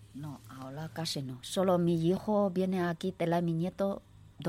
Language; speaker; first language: Spanish; non-native, learner; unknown